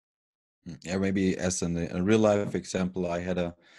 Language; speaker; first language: English; non-native, fluent; German